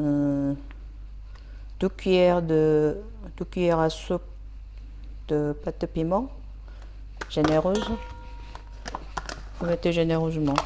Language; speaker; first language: French; non-native, fluent; Korean